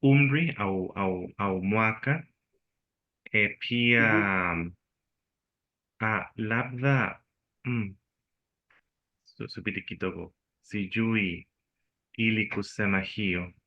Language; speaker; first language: Swahili; non-native, learner; Spanish